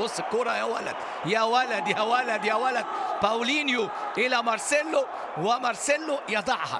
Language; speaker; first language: Arabic; native; Arabic